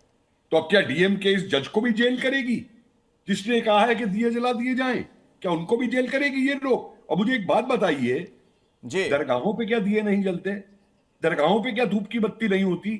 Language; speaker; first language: Hindi; native; Hindi